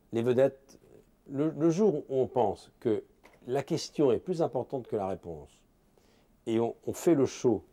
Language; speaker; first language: French; native; French